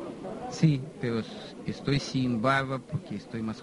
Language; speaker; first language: Spanish; non-native, fluent; Russian